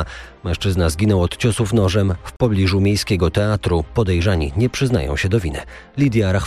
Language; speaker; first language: Polish; native; Polish